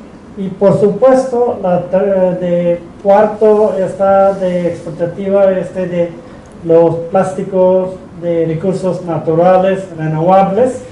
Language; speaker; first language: Spanish; non-native, fluent; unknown